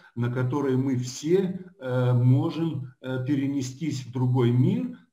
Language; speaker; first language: Russian; native; Russian